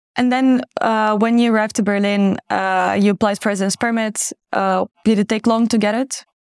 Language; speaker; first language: English; non-native, fluent; Ukrainian